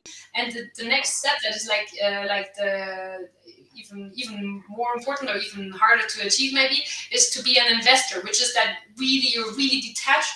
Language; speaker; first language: English; non-native, fluent; German